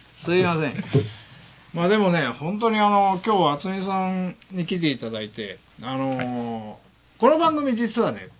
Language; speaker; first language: Japanese; native; Japanese